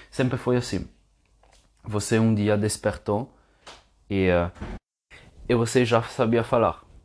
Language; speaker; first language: Portuguese; non-native, fluent; Italian